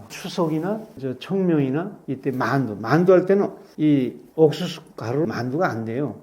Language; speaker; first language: Korean; native; Korean